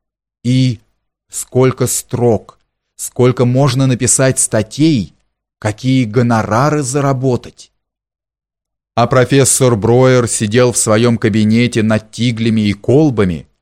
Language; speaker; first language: Russian; native; Russian